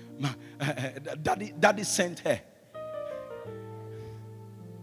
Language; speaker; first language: English; non-native, local second language; Ga